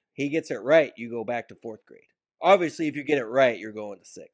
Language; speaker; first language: English; native; English